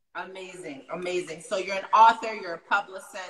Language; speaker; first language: English; native; English